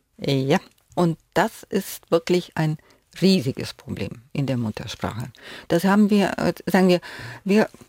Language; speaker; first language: German; non-native, fluent; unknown